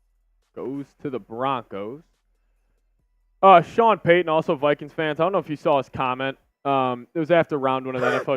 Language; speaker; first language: English; native; English